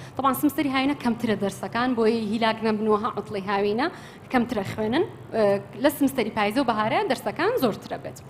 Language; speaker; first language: Central Kurdish; native; Central Kurdish